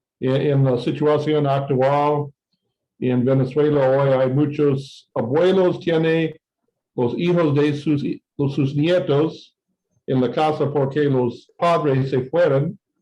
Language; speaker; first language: Spanish; non-native, fluent; English